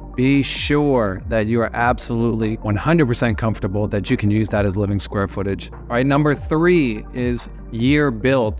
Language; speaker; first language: English; native; English